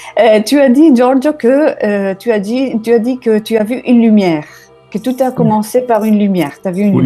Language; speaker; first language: French; non-native, fluent; Italian